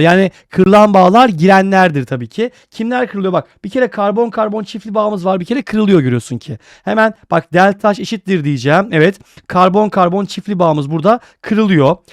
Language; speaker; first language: Turkish; native; Turkish